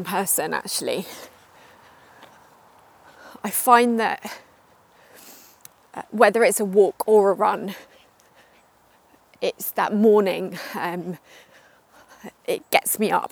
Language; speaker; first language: English; native; English